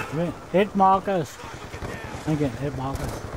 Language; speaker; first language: English; native; English